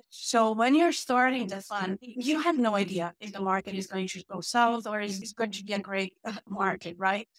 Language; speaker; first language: English; non-native, fluent; Portuguese